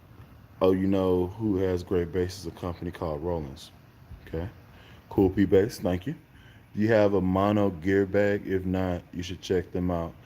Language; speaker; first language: English; native; English